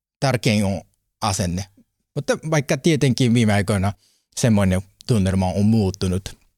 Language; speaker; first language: Finnish; non-native, learner; Japanese